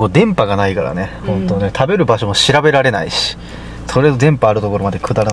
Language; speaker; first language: Japanese; native; Japanese